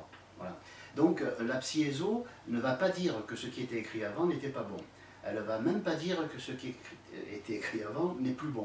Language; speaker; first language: French; native; French